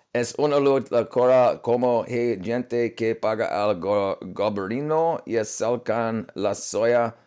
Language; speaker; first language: Spanish; non-native, learner; English